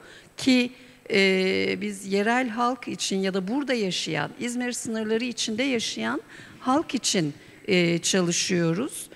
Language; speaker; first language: Turkish; native; Turkish